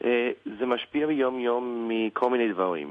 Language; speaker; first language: Hebrew; non-native, learner; English